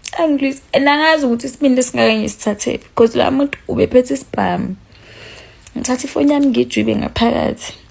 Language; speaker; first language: Zulu; native; Zulu